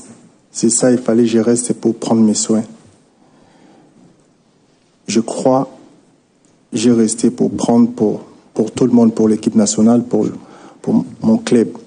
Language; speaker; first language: French; non-native, local second language; Lingala